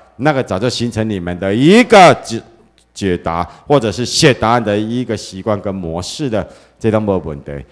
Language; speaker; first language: Chinese; native; Chinese